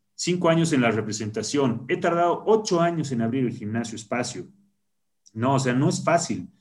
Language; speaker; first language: Spanish; native; Spanish